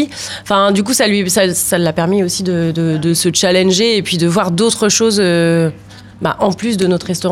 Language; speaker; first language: French; native; French